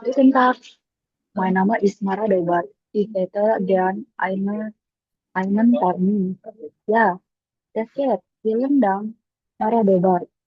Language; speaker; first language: German; non-native, learner; Indonesian